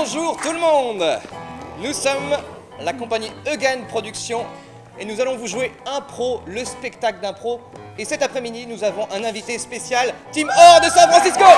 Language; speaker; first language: French; native; French